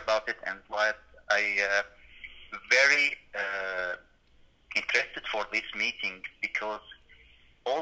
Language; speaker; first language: English; non-native, learner; Arabic